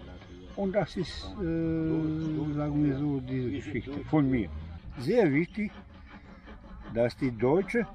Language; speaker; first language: German; non-native, fluent; Bosnian